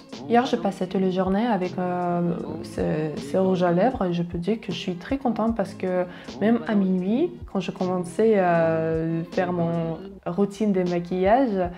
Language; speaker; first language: French; non-native, learner; Russian